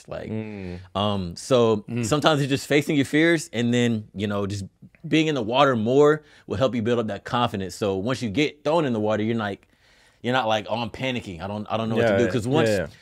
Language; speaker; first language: English; native; English